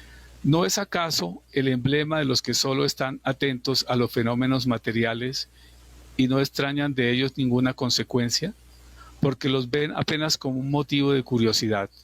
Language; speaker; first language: Spanish; native; Spanish